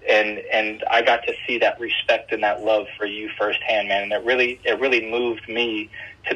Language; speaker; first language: English; native; English